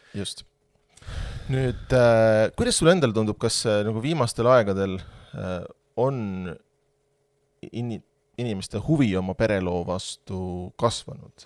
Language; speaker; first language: Estonian; native; Estonian